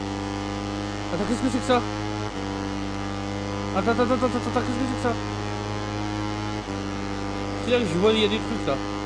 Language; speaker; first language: French; native; French